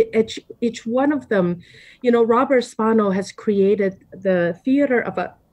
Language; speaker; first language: English; non-native, fluent; Chinese